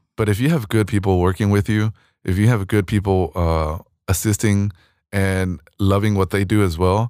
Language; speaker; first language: English; early bilingual, other home language; Spanish